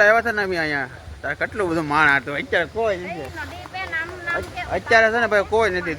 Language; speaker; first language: Gujarati; native; Gujarati